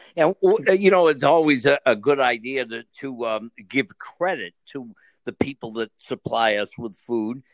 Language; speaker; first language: English; native; English